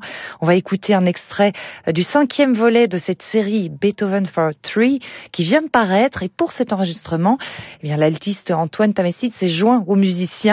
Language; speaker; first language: French; native; French